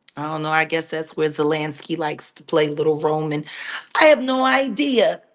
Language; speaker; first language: English; native; English